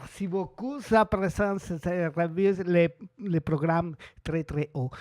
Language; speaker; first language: French; non-native, learner; Spanish